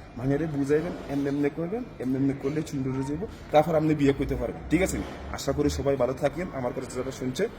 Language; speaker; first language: Bangla; non-native, learner; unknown